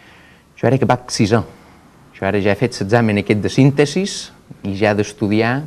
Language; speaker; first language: Catalan; native; Catalan